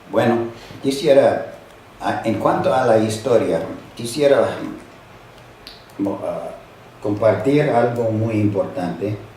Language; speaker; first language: Spanish; non-native, fluent; English